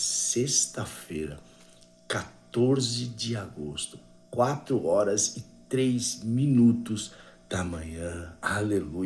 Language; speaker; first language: Portuguese; native; Portuguese